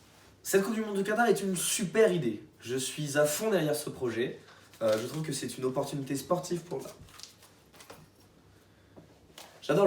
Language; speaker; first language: French; native; French